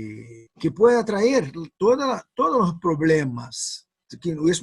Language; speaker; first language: Spanish; non-native, fluent; Portuguese